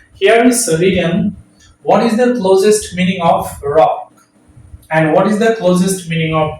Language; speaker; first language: English; non-native, learner; Bangla